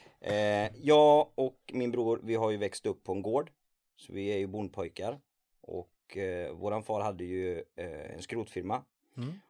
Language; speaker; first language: Swedish; native; Swedish